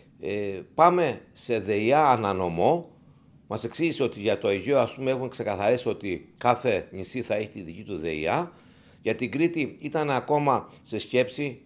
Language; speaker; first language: Greek; native; Greek